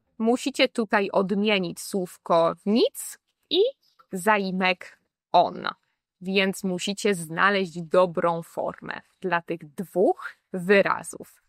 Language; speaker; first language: Polish; native; Polish